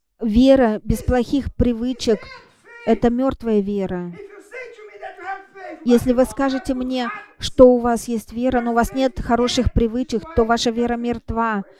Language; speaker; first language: Russian; non-native, fluent; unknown